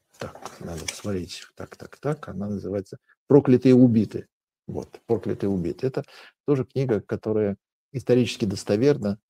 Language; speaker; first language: Russian; native; Russian